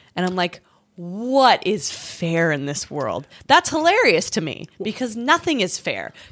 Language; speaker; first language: English; native; English